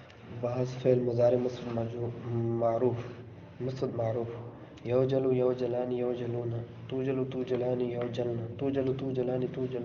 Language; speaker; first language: Arabic; non-native, learner; Urdu